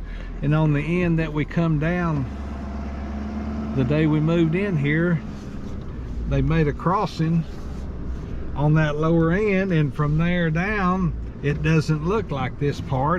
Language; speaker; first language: English; native; English